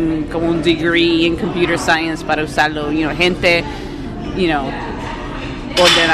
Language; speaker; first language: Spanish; early bilingual, heritage; English